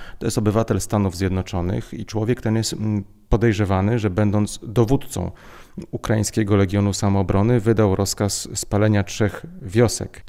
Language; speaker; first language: Polish; native; Polish